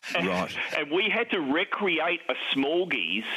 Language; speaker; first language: English; native; English